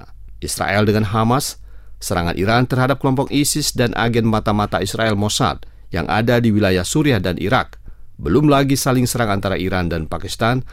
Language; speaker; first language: Indonesian; native; Indonesian